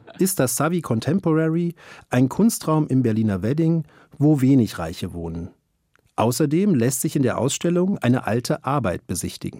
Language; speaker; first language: German; native; German